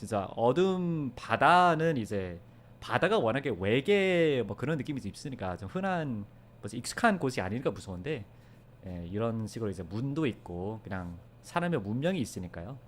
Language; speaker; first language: Korean; early bilingual, heritage; Korean